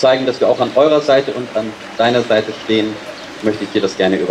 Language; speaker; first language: German; native; German